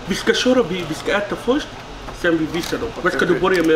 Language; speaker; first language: Swedish; non-native, learner; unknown